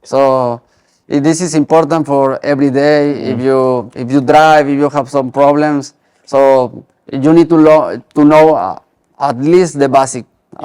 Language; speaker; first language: English; non-native, learner; Spanish